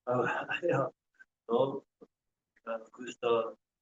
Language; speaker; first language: Spanish; non-native, learner; English